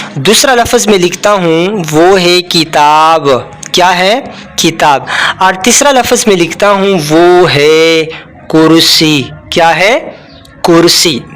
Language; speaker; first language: Urdu; non-native, local second language; Pashto